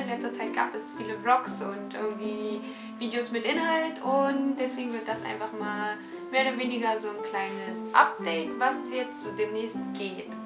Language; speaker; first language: German; native; German